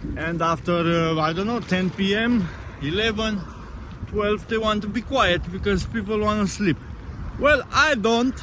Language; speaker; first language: English; non-native, fluent; Romanian